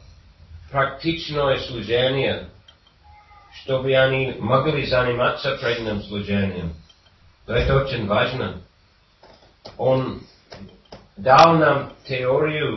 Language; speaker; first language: Russian; non-native, fluent; English